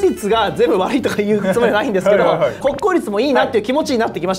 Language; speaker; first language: Japanese; native; Japanese